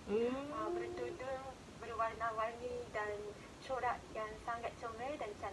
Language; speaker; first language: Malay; non-native, fluent; Japanese